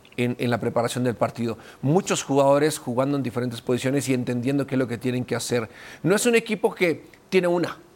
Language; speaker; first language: Spanish; native; Spanish